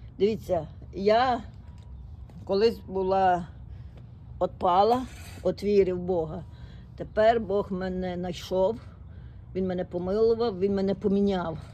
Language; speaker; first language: Ukrainian; native; Ukrainian